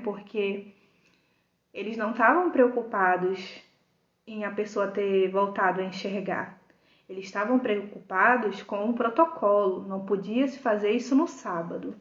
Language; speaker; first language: Portuguese; native; Portuguese